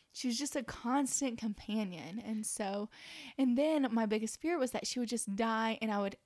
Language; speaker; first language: English; native; English